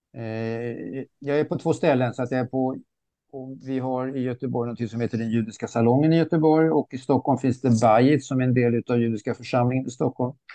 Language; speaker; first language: Swedish; early bilingual, other home language; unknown